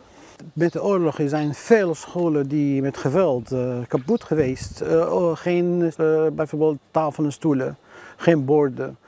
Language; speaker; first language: Dutch; non-native, learner; Arabic